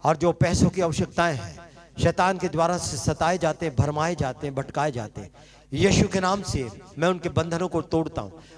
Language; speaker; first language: Hindi; non-native, local second language; Marathi